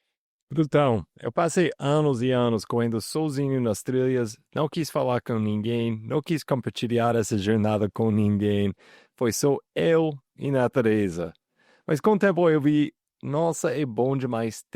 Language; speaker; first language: Portuguese; non-native, fluent; English